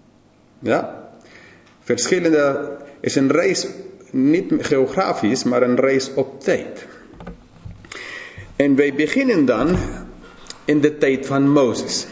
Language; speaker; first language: Dutch; non-native, fluent; English